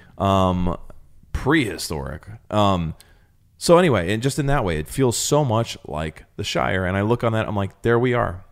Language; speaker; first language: English; native; English